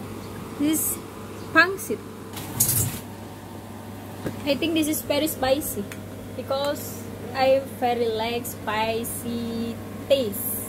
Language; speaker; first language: English; non-native, learner; Indonesian